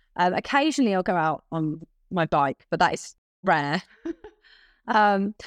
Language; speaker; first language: English; native; English